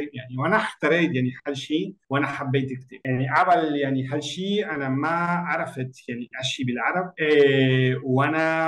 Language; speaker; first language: Arabic; non-native, learner; Spanish